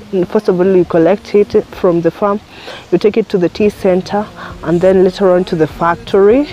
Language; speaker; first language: English; non-native, local second language; Kikuyu